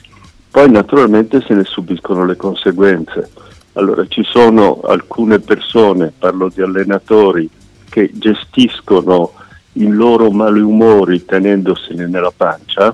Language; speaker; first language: Italian; native; Italian